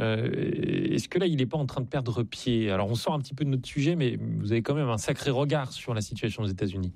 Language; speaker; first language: French; native; French